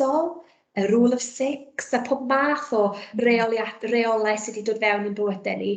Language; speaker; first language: Welsh; native; Welsh